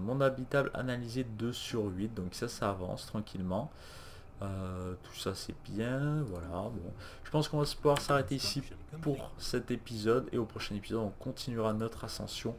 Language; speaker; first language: French; native; French